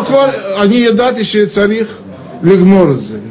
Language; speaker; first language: Hebrew; non-native, learner; Russian